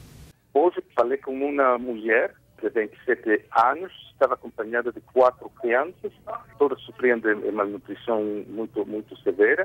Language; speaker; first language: Portuguese; non-native, fluent; Spanish